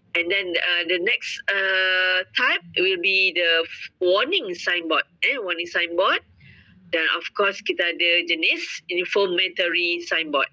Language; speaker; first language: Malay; native; Malay